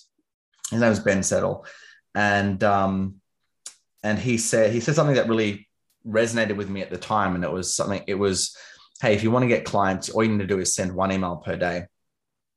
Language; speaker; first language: English; native; English